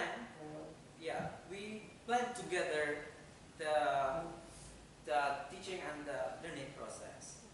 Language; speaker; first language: English; non-native, fluent; Indonesian